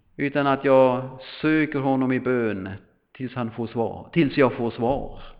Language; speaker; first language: Swedish; non-native, fluent; German